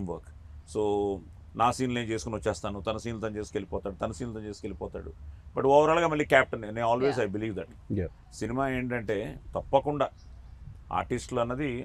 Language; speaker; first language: Telugu; native; Telugu